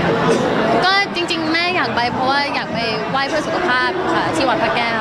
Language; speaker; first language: Thai; native; Thai